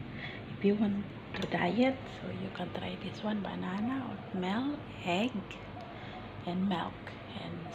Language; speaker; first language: English; non-native, learner; Filipino